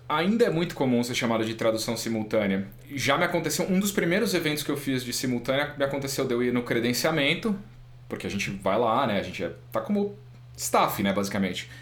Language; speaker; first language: Portuguese; native; Portuguese